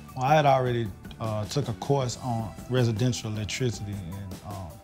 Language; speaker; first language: English; native; English